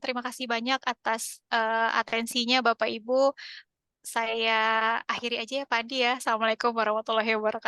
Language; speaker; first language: Indonesian; native; Indonesian